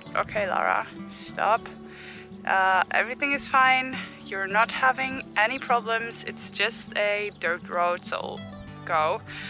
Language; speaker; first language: English; non-native, fluent; German